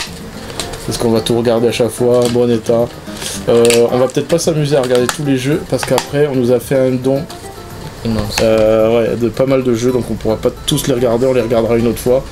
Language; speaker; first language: French; native; French